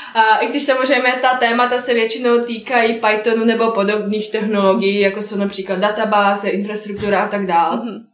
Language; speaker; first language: Czech; non-native, fluent; Bosnian